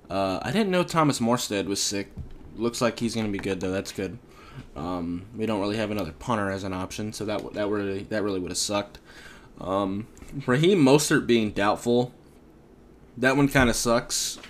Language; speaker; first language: English; native; English